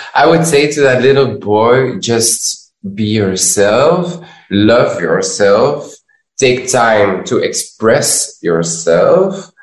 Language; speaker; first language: English; non-native, fluent; Dutch